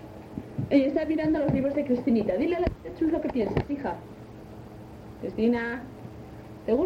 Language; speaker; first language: Spanish; native; Spanish